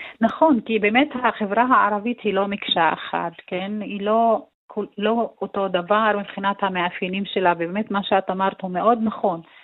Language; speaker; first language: Hebrew; non-native, local second language; Arabic